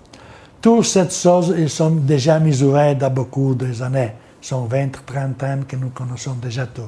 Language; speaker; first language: French; non-native, learner; Italian